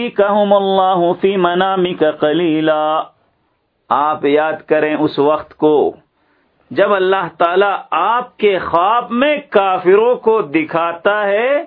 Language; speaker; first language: Urdu; native; Urdu